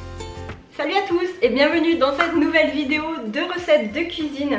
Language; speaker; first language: French; native; French